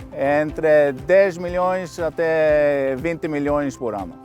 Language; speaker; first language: Portuguese; non-native, fluent; Norwegian